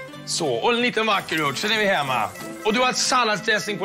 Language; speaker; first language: Swedish; native; Swedish